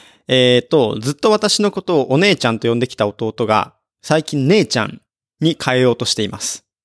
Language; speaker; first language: Japanese; native; Japanese